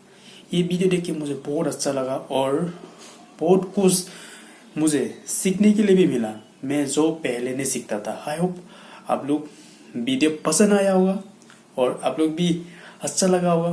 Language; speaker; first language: Hindi; non-native, local second language; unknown